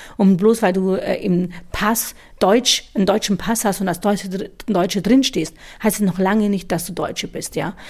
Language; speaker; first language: German; native; German